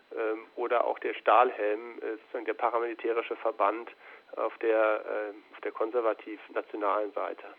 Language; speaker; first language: German; native; German